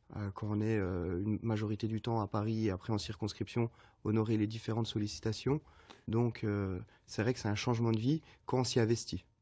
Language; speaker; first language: French; native; French